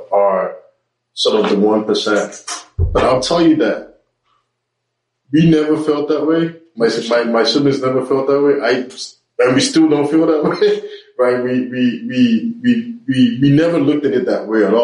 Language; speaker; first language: English; non-native, local second language; Yoruba